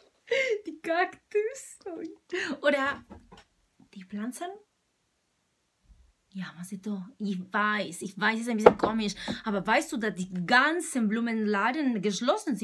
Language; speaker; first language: German; non-native, learner; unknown